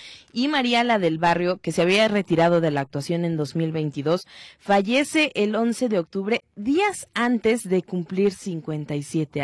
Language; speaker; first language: Spanish; native; Spanish